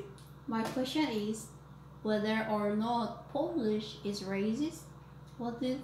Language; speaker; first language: English; non-native, learner; Indonesian